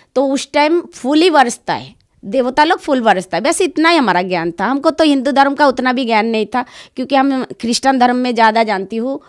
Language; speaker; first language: Hindi; non-native, local second language; Bangla